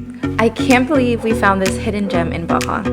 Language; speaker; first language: English; native; English